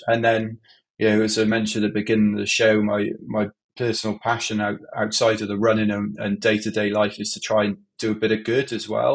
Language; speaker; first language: English; native; English